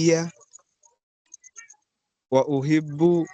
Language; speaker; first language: Arabic; non-native, learner; Comorian